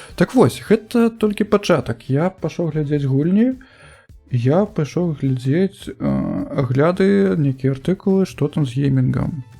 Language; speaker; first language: Belarusian; non-native, local second language; Russian